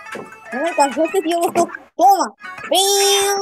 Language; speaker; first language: Spanish; native; Spanish